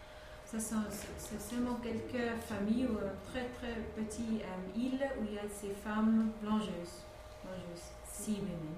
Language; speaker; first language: French; non-native, fluent; English